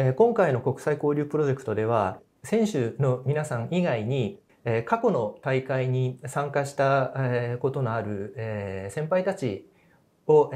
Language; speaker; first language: Japanese; native; Japanese